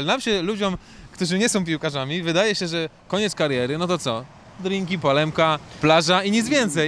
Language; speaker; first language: Polish; native; Polish